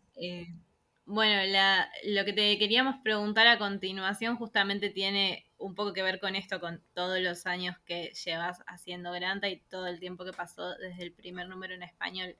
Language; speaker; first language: Spanish; native; Spanish